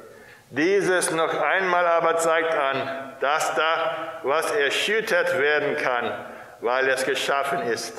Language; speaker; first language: German; non-native, fluent; English